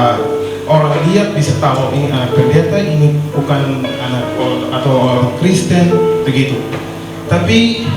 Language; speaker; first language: Indonesian; non-native, learner; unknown